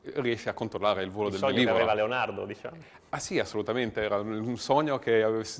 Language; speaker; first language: Italian; native; Italian